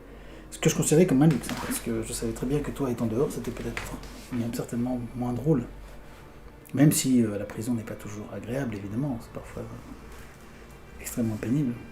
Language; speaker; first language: French; native; French